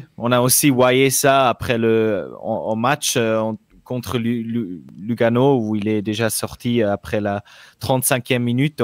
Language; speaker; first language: French; non-native, local second language; German